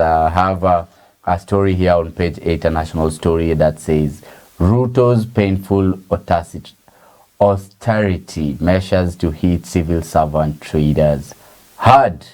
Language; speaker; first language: English; non-native, local second language; Swahili